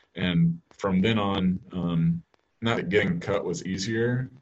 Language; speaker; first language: English; native; English